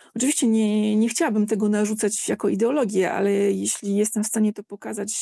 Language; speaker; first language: Polish; native; Polish